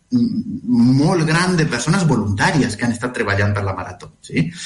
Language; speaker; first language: Catalan; non-native, fluent; Spanish